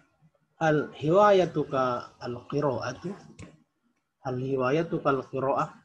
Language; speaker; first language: Arabic; non-native, fluent; Indonesian